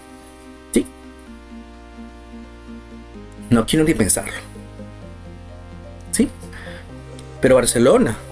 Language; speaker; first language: Spanish; native; Spanish